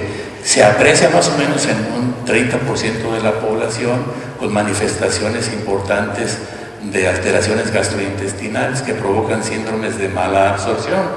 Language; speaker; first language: Spanish; native; Spanish